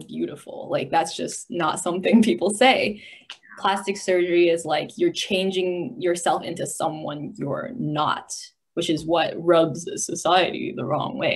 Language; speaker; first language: English; native; English